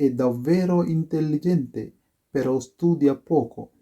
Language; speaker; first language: Italian; non-native, fluent; Sinhala